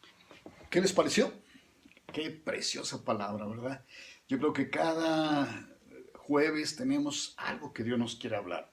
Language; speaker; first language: Spanish; native; Spanish